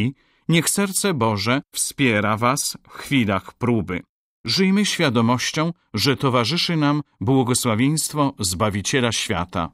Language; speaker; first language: Polish; native; Polish